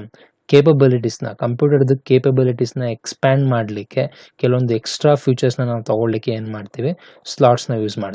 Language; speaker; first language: Kannada; native; Kannada